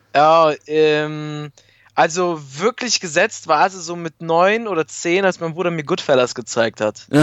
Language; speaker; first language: German; native; German